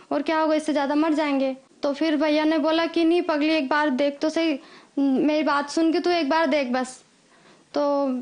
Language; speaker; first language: Hindi; native; Hindi